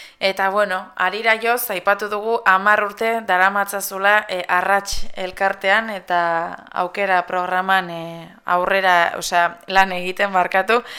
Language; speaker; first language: Basque; native; Basque